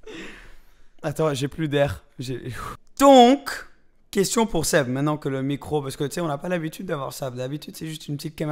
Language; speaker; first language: French; native; French